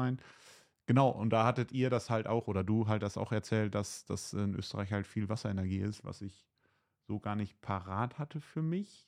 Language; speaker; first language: German; native; German